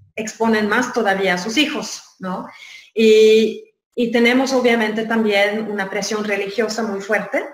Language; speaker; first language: Spanish; non-native, fluent; Swedish